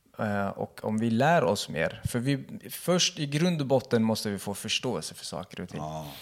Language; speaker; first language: Swedish; early bilingual, other home language; Kurdish